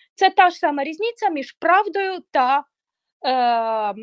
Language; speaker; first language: Ukrainian; non-native, local second language; Russian